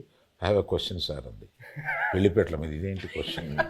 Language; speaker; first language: Telugu; native; Telugu